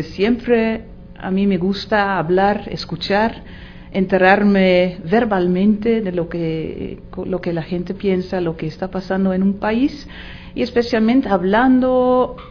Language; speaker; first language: Spanish; non-native, fluent; Dutch